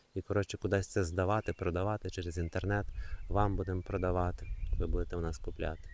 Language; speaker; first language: Ukrainian; native; Ukrainian